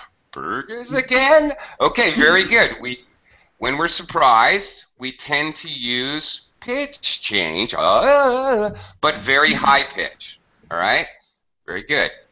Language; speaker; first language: English; native; English